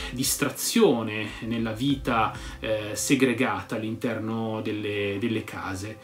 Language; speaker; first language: Italian; native; Italian